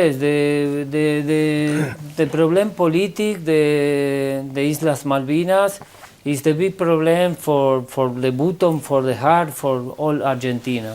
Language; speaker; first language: English; non-native, learner; Spanish